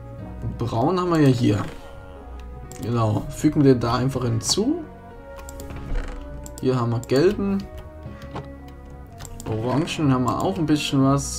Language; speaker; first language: German; native; German